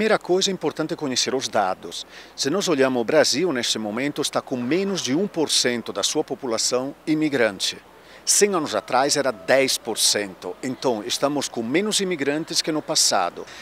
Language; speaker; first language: Portuguese; non-native, fluent; Italian